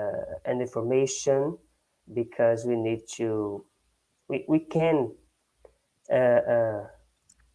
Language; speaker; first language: English; non-native, learner; Portuguese